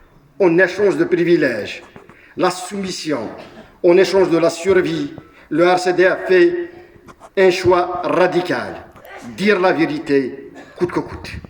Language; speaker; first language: French; non-native, local second language; Kabyle